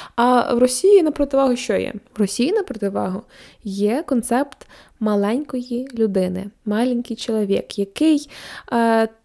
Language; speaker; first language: Ukrainian; native; Ukrainian